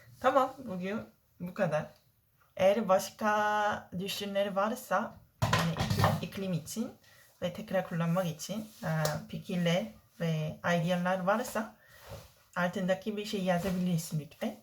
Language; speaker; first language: Turkish; non-native, learner; Korean